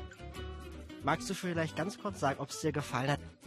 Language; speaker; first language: German; native; German